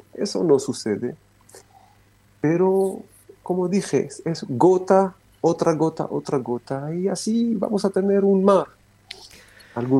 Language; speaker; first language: Spanish; non-native, fluent; Romanian